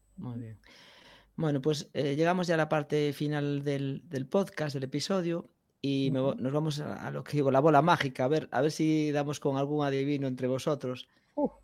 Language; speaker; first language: Spanish; native; Spanish